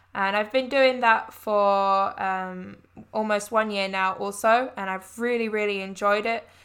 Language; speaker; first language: English; native; English